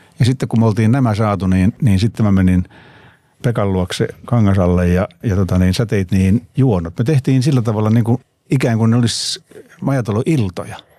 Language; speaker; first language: Finnish; native; Finnish